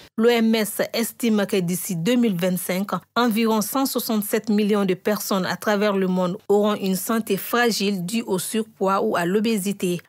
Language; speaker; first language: French; non-native, local second language; Bambara